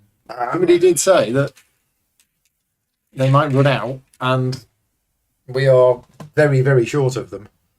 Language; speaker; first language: English; native; English